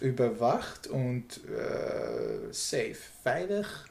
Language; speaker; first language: German; non-native, learner; English